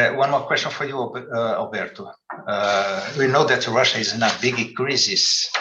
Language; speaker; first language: English; non-native, fluent; Portuguese